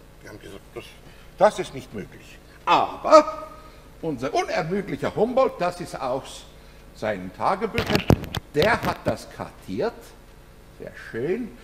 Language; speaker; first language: German; non-native, fluent; Turkish